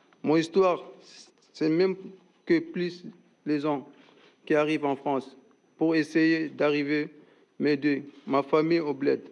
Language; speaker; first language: French; non-native, learner; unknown